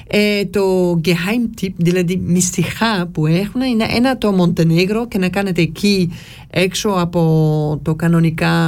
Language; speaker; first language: Greek; early bilingual, heritage; Greek